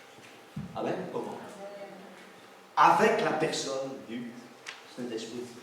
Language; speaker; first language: French; native; French